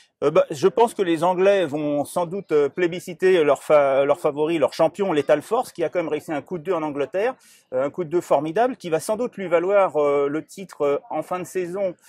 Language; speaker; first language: French; native; French